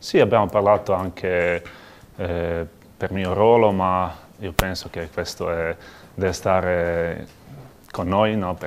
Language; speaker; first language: Italian; non-native, learner; Croatian